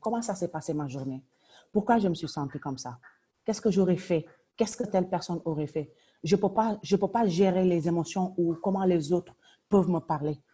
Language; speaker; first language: French; non-native, local second language; Wolof